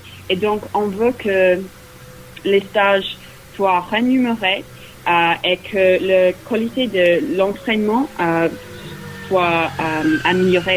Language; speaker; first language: French; non-native, fluent; English